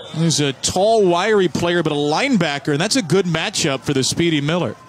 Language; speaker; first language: English; native; English